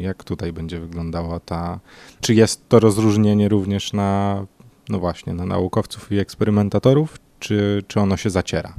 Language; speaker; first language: Polish; native; Polish